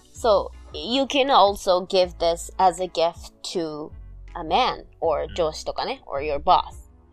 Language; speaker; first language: English; non-native, fluent; Japanese